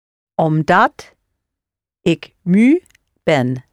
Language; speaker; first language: Dutch; non-native, learner; English